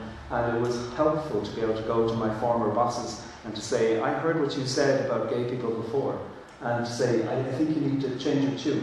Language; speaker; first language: English; non-native, local second language; Irish